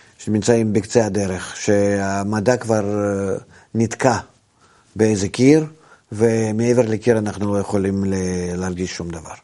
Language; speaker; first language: Hebrew; non-native, fluent; Russian